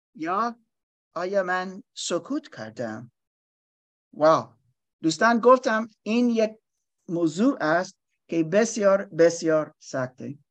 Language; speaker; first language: Persian; non-native, learner; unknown